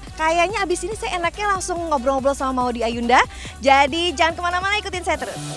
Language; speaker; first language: Indonesian; native; Indonesian